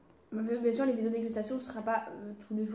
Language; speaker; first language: French; native; French